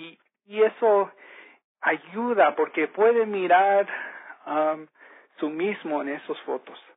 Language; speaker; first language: Spanish; early bilingual, heritage; Spanish